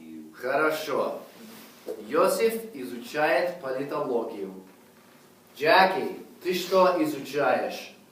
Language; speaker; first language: Russian; non-native, fluent; English